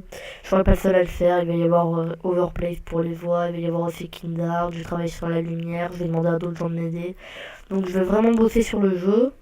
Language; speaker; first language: French; native; French